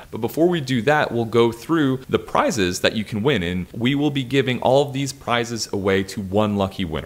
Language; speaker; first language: English; native; English